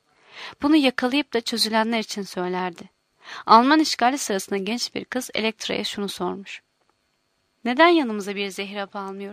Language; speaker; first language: Turkish; native; Turkish